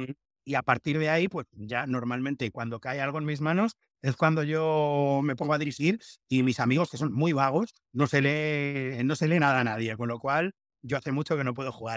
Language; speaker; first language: Spanish; native; Spanish